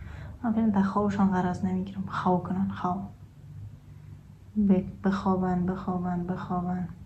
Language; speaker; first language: Persian; native; Persian